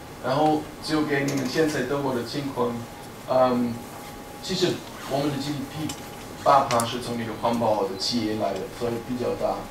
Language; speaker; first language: Chinese; non-native, fluent; German